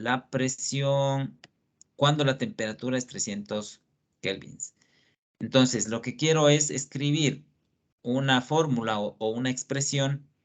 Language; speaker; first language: Spanish; native; Spanish